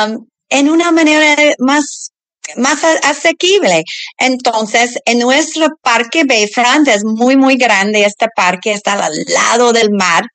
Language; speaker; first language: Spanish; early bilingual, other home language; English